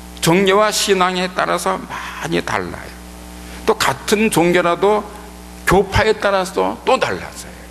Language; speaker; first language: Korean; native; Korean